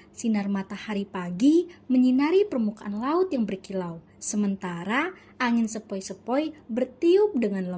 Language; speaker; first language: Indonesian; native; Indonesian